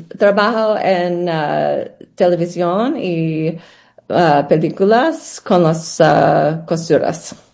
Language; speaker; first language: Spanish; non-native, learner; English